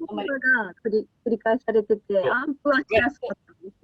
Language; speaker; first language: Japanese; native; Japanese